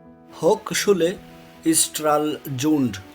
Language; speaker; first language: German; non-native, learner; Bangla